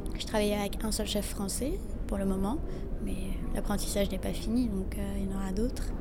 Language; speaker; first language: French; non-native, local second language; Arabic